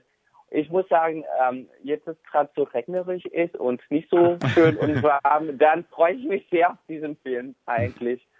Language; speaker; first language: German; non-native, fluent; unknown